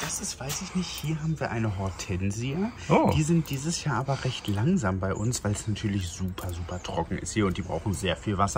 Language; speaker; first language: German; native; German